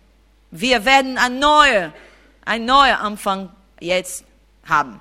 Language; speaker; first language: German; non-native, fluent; Portuguese